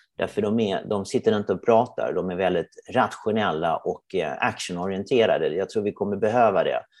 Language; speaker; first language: Swedish; native; Swedish